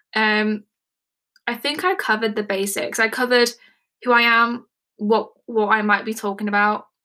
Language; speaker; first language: English; native; English